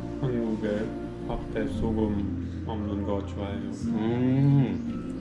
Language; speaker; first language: Korean; non-native, learner; German